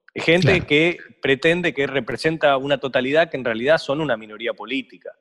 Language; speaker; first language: Spanish; native; Spanish